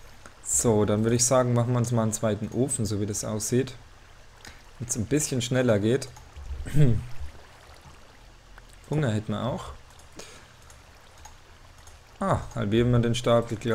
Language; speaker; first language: German; native; German